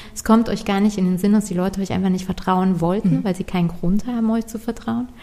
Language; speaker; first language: German; early bilingual, other home language; Persian